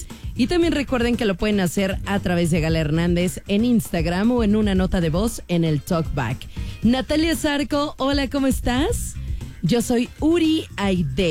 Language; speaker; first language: Spanish; native; Spanish